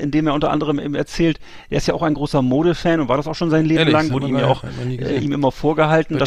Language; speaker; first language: German; native; German